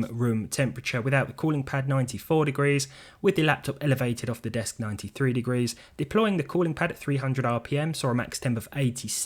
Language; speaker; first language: English; native; English